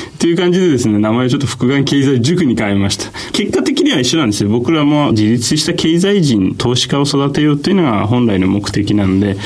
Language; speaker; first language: Japanese; non-native, fluent; Turkish